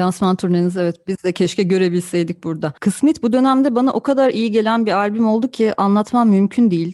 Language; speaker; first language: Turkish; native; Turkish